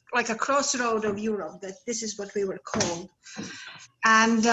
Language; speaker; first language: English; non-native, fluent; Serbian